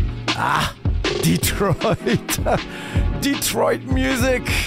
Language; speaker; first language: English; non-native, fluent; French